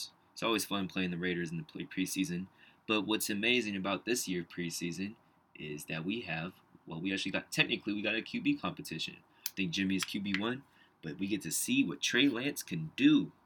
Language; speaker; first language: English; native; English